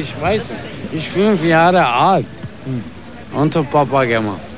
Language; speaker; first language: German; non-native, learner; Turkish